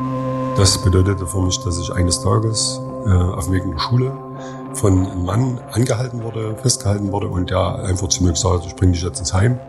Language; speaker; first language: German; native; German